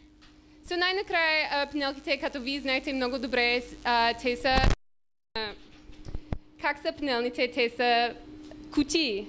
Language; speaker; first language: Bulgarian; non-native, learner; English